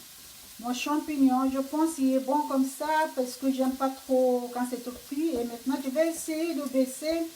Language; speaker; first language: French; non-native, fluent; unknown